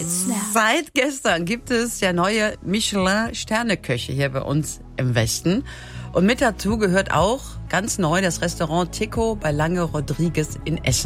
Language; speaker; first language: German; native; German